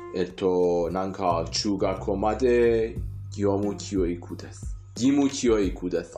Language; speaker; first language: Japanese; non-native, learner; Persian